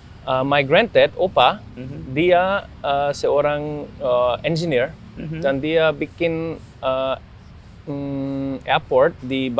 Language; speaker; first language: Indonesian; non-native, fluent; German